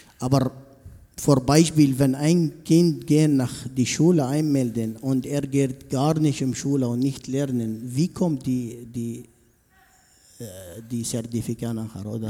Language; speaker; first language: German; non-native, learner; Arabic